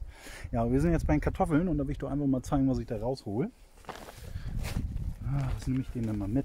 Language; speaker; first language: German; native; German